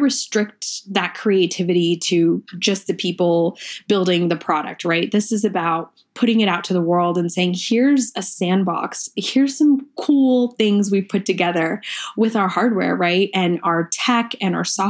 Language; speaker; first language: English; early bilingual, other home language; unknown